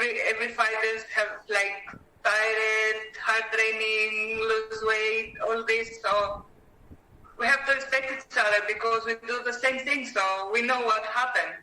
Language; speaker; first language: English; non-native, learner; Greek